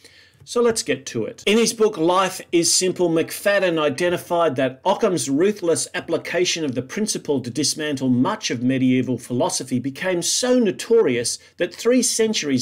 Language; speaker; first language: English; native; English